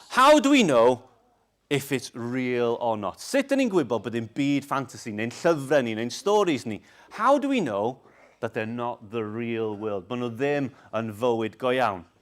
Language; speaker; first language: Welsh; non-native, local second language; English